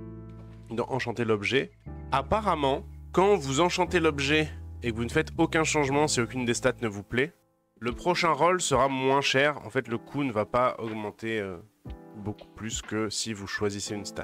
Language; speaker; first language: French; native; French